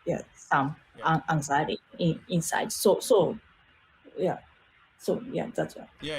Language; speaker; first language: English; non-native, learner; Japanese